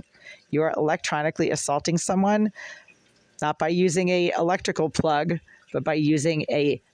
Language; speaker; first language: English; native; English